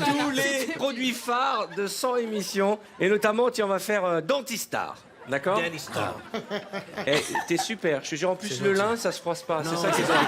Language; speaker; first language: French; native; French